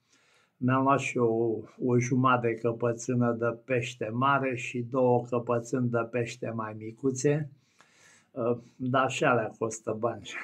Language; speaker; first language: Romanian; native; Romanian